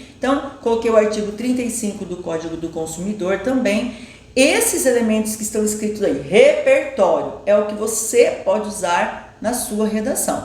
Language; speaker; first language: Portuguese; native; Portuguese